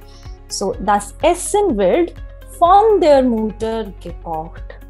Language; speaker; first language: German; non-native, fluent; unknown